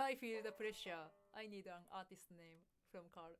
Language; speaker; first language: English; non-native, fluent; Japanese